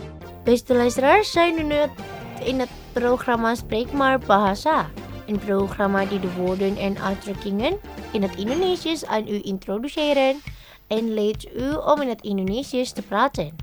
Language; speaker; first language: Dutch; non-native, learner; Indonesian